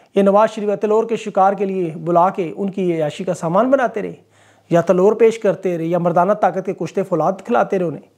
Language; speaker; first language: Urdu; native; Urdu